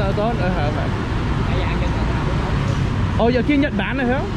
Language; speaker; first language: Vietnamese; early bilingual, heritage; Vietnamese